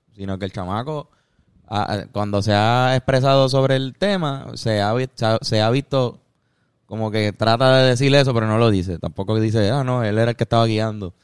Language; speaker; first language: Spanish; native; Spanish